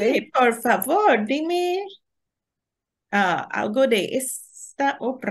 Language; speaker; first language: Spanish; non-native, learner; English